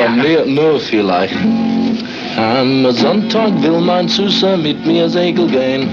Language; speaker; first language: German; non-native, learner; English